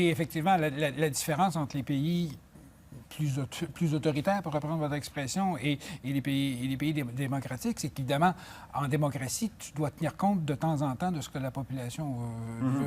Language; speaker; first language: French; native; French